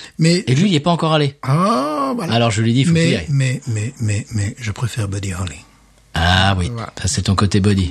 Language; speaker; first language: French; native; French